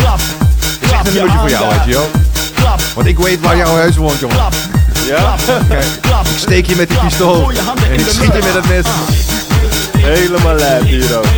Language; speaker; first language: Dutch; native; Dutch